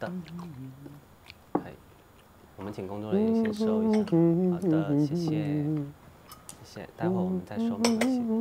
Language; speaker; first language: Chinese; native; Chinese